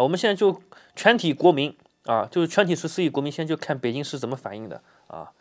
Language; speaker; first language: Chinese; native; Chinese